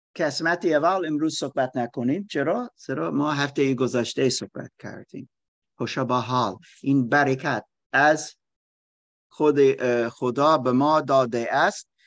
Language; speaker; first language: Persian; non-native, learner; German